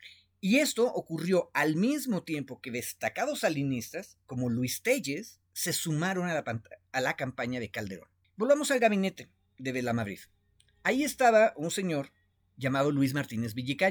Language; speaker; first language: Spanish; native; Spanish